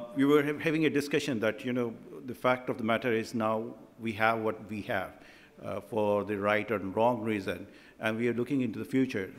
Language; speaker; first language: English; non-native, local second language; Urdu